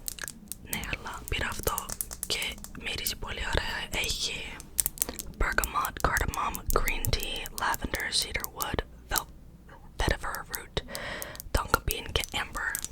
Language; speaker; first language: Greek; early bilingual, heritage; English